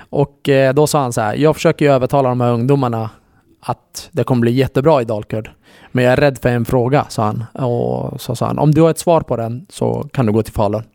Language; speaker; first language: Swedish; early bilingual, other home language; Kurdish